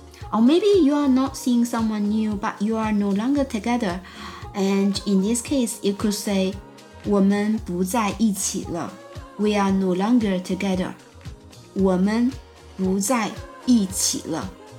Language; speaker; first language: English; non-native, fluent; Chinese